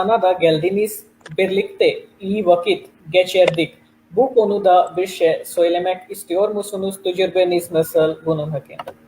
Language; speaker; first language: Turkish; non-native, learner; Urdu